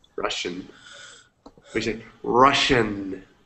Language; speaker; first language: English; native; English